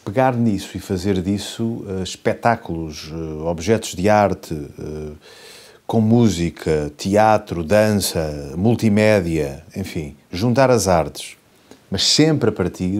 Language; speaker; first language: Portuguese; native; Portuguese